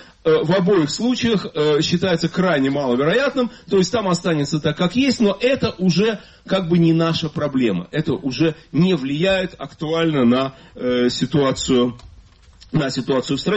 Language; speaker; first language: Russian; native; Russian